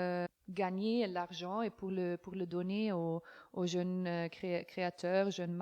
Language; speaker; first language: French; non-native, fluent; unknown